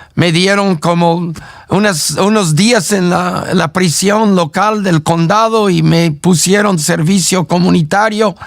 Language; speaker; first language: Spanish; non-native, fluent; English